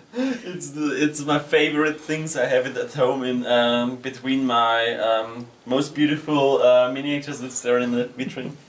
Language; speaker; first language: English; non-native, learner; German